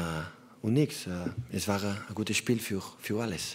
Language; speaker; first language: German; non-native, learner; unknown